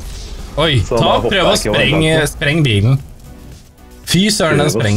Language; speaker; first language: Norwegian; native; Norwegian